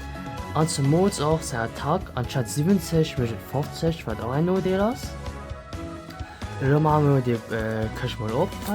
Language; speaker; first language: German; non-native, local second language; Luxembourgish